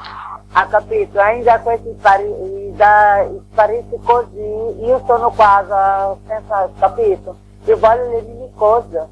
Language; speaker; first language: Italian; non-native, learner; Portuguese